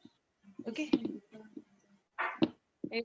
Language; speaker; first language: English; non-native, fluent; Indonesian